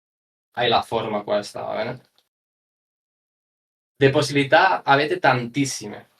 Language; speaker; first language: Italian; non-native, learner; Spanish